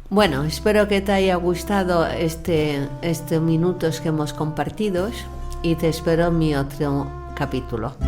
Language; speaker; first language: Spanish; non-native, fluent; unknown